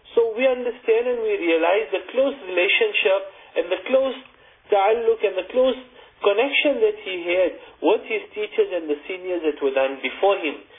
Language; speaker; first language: English; native; English